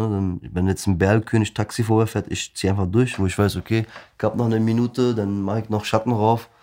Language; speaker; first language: German; early bilingual, other home language; Turkish